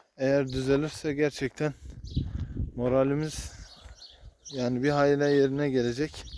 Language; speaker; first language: Turkish; native; Turkish